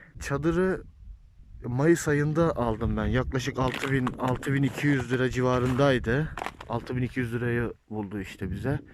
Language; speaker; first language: Turkish; native; Turkish